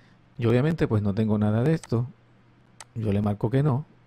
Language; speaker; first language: Spanish; native; Spanish